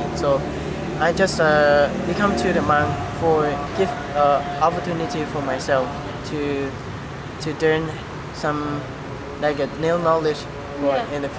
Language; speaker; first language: English; non-native, learner; Lao